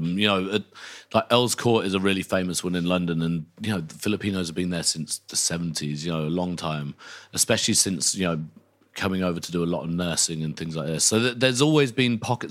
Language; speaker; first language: English; native; English